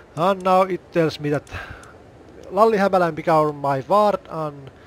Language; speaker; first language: English; non-native, fluent; Finnish